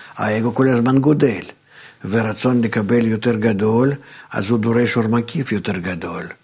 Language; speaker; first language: Hebrew; non-native, fluent; Russian